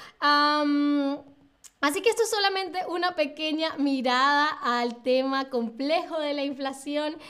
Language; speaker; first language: Spanish; native; Spanish